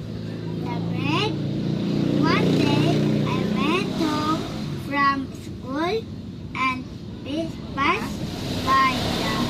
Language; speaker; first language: English; non-native, learner; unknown